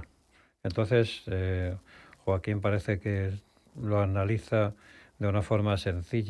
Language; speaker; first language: Spanish; native; Spanish